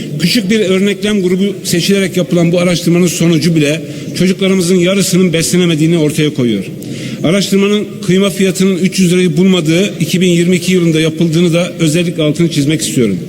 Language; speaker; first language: Turkish; native; Turkish